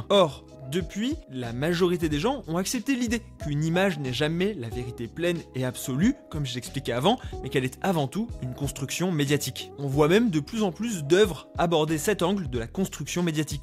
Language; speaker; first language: French; native; French